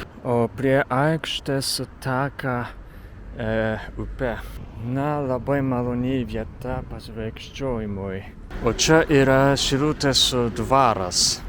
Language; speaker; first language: Lithuanian; non-native, learner; Japanese